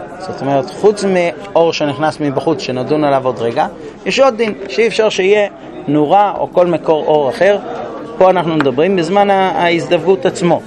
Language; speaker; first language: Hebrew; non-native, fluent; English